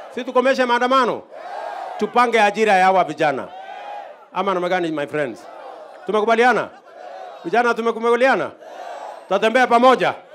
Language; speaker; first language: Swahili; non-native, local second language; Kalenjin